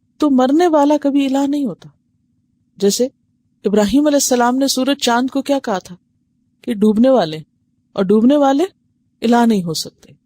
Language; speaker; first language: Urdu; native; Urdu